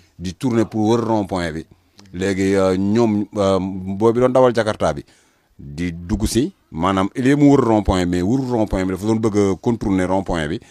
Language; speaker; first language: Wolof; native; Wolof